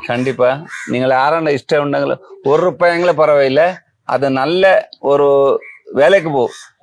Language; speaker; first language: Malayalam; non-native, learner; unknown